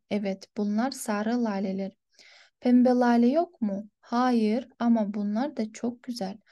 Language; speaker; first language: Turkish; non-native, fluent; Kyrgyz